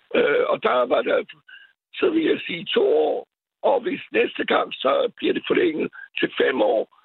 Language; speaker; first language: Danish; non-native, fluent; French